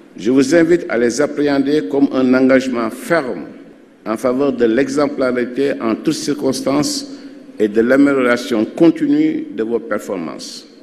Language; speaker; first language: French; non-native, local second language; Wolof